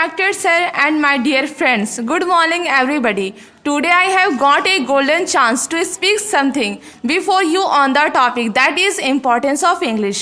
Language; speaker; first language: English; non-native, learner; Hindi